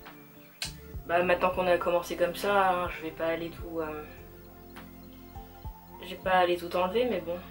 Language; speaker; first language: French; native; French